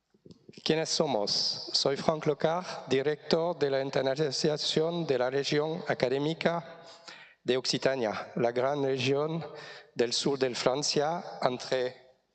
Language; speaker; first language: Spanish; non-native, fluent; French